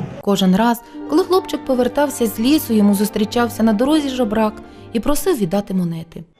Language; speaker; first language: Ukrainian; native; Ukrainian